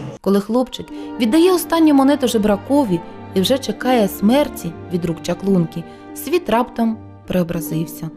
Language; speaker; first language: Ukrainian; native; Ukrainian